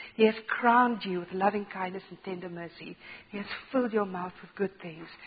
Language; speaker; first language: English; non-native, local second language; Afrikaans